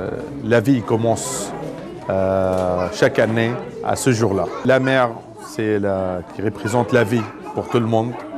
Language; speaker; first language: French; non-native, learner; Arabic